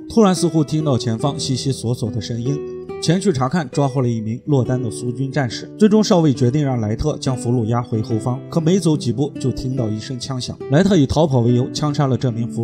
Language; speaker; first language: Chinese; native; Chinese